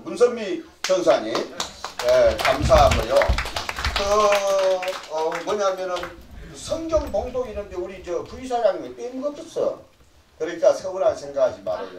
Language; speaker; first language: Korean; native; Korean